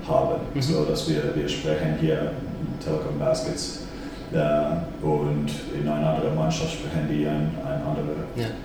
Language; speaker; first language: German; non-native, fluent; Finnish